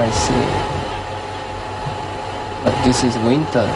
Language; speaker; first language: English; non-native, learner; Japanese